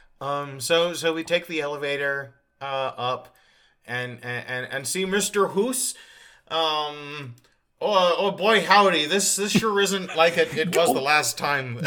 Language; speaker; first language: English; native; English